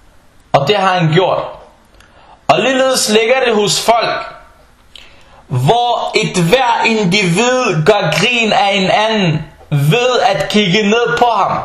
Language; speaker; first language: Danish; non-native, fluent; Arabic